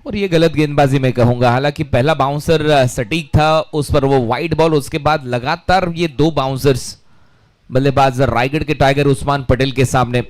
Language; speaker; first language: Hindi; non-native, local second language; Marathi